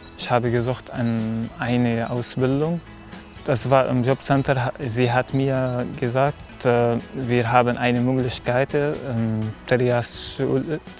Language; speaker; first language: German; non-native, learner; Arabic